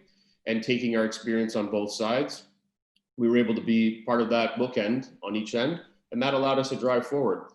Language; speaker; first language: English; native; English